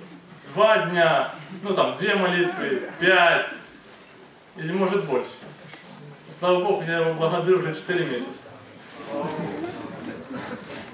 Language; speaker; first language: Ukrainian; non-native, local second language; Russian